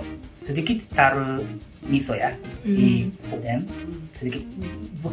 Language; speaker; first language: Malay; non-native, learner; Japanese